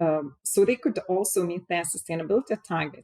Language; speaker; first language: English; non-native, fluent; Lithuanian